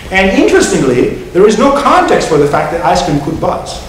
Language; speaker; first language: English; non-native, fluent; Italian